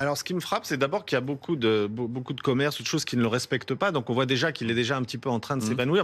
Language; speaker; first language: French; native; French